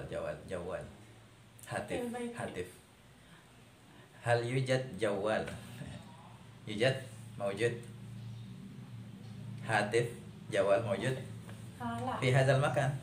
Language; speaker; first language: Arabic; non-native, fluent; Indonesian